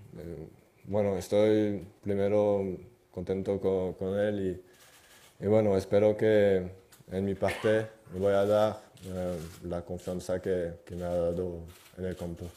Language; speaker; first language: Spanish; non-native, fluent; French